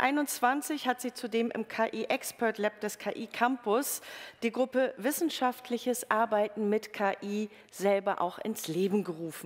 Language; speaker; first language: German; native; German